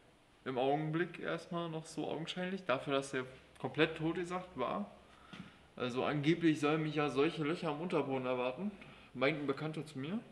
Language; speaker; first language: German; native; German